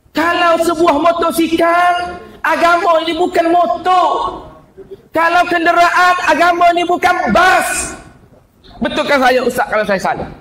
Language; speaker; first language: Malay; native; Malay